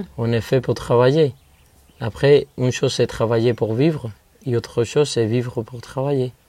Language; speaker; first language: French; non-native, fluent; Spanish